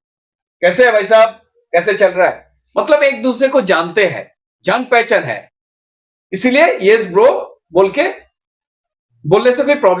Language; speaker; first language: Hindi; non-native, local second language; Bangla